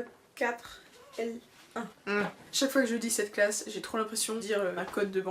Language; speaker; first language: French; native; French